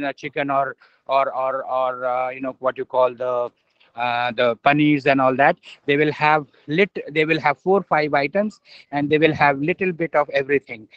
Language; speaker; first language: English; non-native, local second language; Hindi